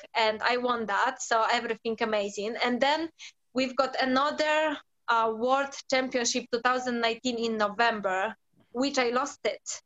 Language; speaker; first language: English; non-native, learner; Polish